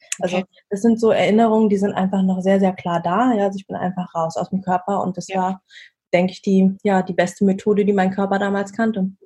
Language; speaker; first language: German; early bilingual, other home language; Vietnamese